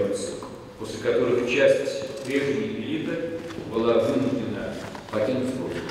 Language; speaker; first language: Russian; native; Russian